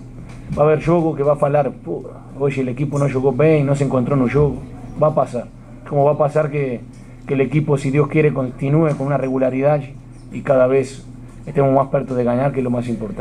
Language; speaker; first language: Portuguese; non-native, fluent; Spanish